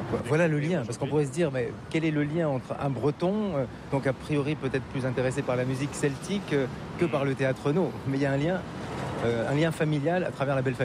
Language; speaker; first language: French; native; French